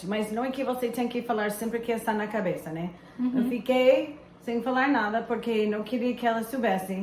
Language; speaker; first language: Portuguese; non-native, fluent; English